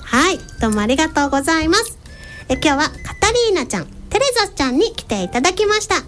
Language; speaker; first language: Japanese; native; Japanese